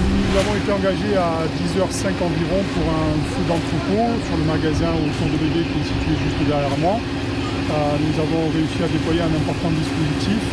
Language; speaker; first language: French; native; French